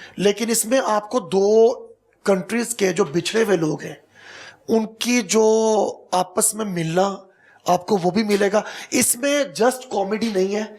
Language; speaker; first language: Urdu; non-native, local second language; Punjabi